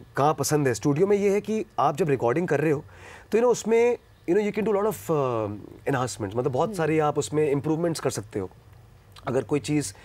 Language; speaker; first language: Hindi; non-native, local second language; Punjabi